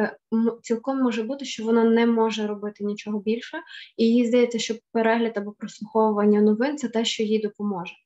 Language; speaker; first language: Ukrainian; native; Ukrainian